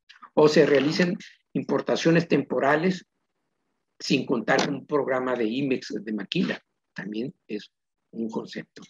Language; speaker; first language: Spanish; native; Spanish